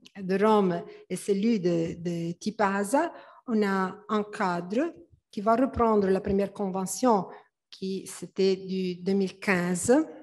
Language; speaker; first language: French; non-native, fluent; Italian